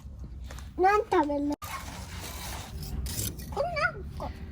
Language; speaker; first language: Japanese; early bilingual, heritage; Japanese